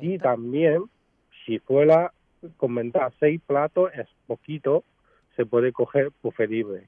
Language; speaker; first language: Spanish; non-native, learner; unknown